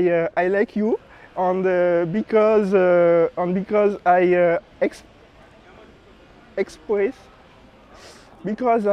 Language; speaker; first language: English; non-native, learner; French